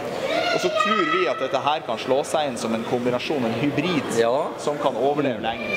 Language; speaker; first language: Norwegian; native; Norwegian